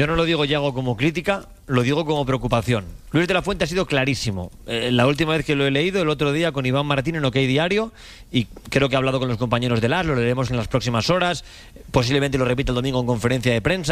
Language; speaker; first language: Spanish; native; Spanish